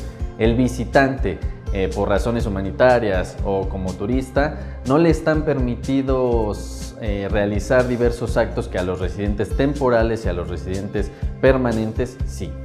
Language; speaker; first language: Spanish; native; Spanish